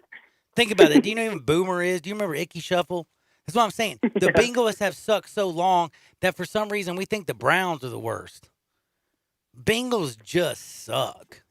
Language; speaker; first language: English; native; English